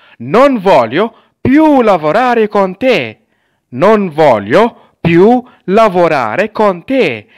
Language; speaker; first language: Italian; non-native, fluent; Arabic